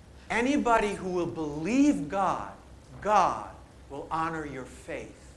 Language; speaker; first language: English; native; English